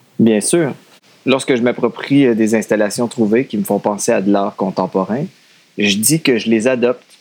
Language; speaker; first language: French; native; French